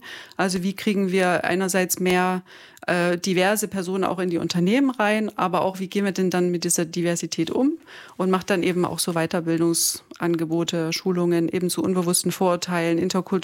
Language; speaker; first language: German; native; German